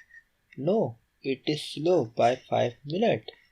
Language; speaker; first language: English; non-native, learner; Urdu